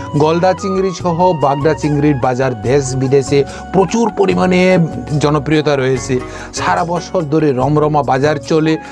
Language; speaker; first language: Bangla; non-native, local second language; Kok Borok